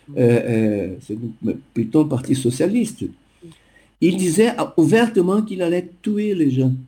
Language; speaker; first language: French; non-native, fluent; Portuguese